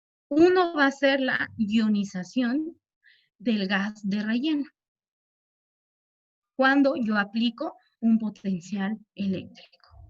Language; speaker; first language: Spanish; native; Spanish